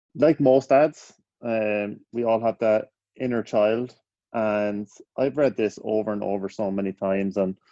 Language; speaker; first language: English; native; English